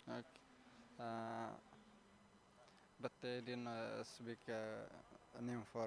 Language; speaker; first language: English; non-native, learner; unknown